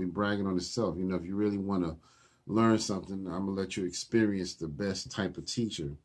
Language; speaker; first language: English; native; English